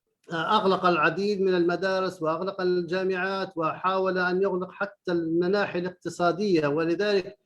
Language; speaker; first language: Arabic; native; Arabic